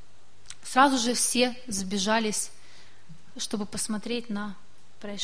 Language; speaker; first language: Russian; native; Russian